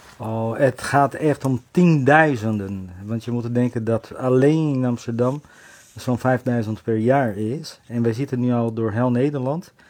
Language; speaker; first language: Dutch; non-native, fluent; Portuguese